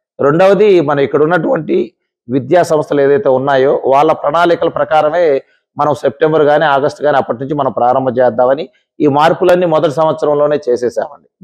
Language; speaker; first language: Telugu; native; Telugu